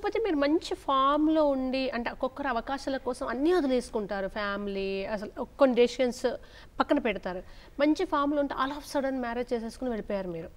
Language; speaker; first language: Telugu; native; Telugu